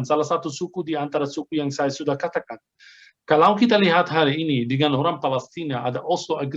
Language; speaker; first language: Indonesian; non-native, fluent; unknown